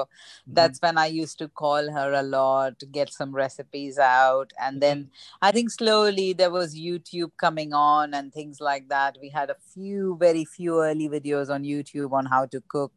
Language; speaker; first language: English; non-native, local second language; Gujarati